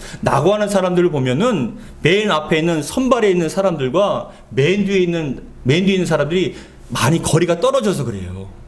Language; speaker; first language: Korean; native; Korean